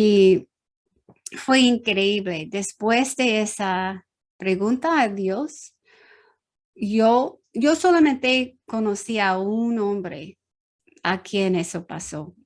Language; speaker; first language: Spanish; non-native, learner; English